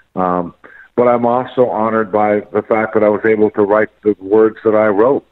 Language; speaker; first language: English; native; English